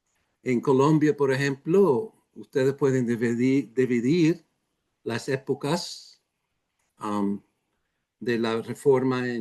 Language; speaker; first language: Spanish; non-native, fluent; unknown